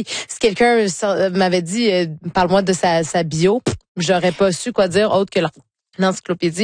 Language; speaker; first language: French; native; French